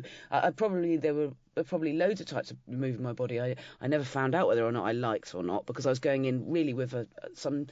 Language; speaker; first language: English; native; English